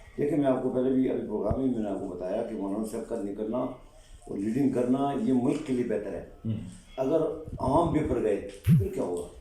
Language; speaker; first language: Urdu; non-native, local second language; Pashto